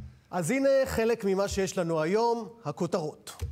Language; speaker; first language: Hebrew; native; Hebrew